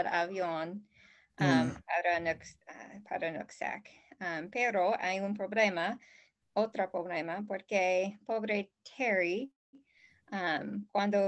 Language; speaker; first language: Spanish; non-native, learner; English